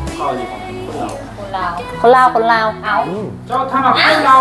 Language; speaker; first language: Korean; non-native, learner; Lao